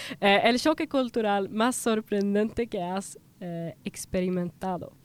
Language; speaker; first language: Spanish; non-native, learner; Swedish